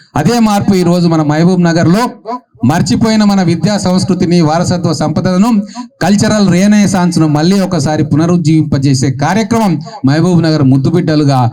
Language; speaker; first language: Telugu; native; Telugu